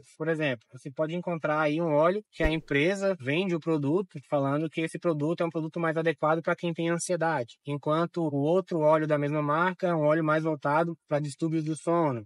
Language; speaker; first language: Portuguese; native; Portuguese